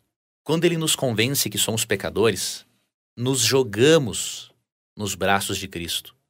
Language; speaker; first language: Portuguese; native; Portuguese